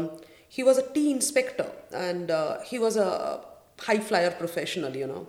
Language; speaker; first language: English; non-native, local second language; Bangla